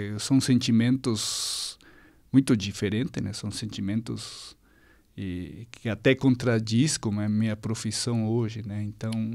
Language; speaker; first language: Portuguese; non-native, fluent; Spanish